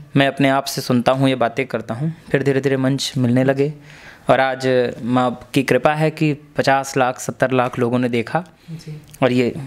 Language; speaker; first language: Hindi; native; Hindi